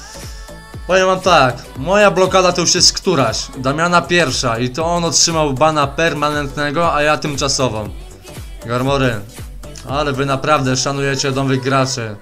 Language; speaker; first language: Polish; native; Polish